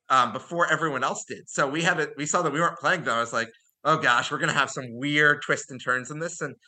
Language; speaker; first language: English; native; English